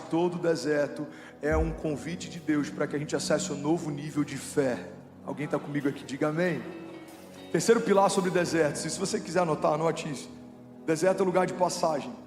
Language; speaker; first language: Portuguese; native; Portuguese